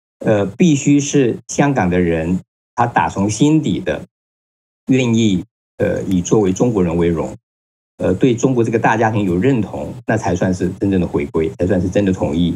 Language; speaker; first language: Chinese; native; Chinese